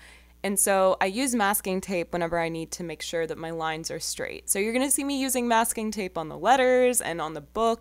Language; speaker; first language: English; native; English